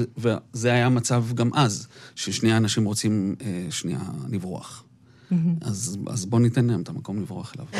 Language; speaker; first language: Hebrew; early bilingual, other home language; Spanish